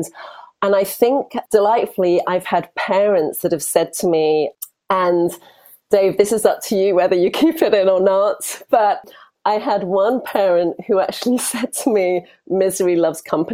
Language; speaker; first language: English; native; English